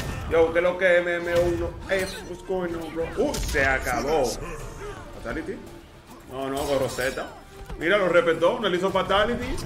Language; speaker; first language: Spanish; native; Spanish